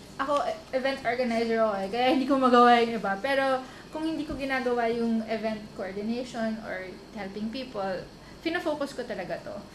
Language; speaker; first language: Filipino; native; Filipino